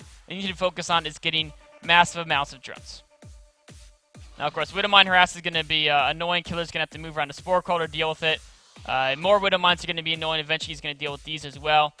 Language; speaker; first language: English; native; English